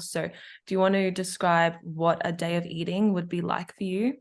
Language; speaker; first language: English; native; English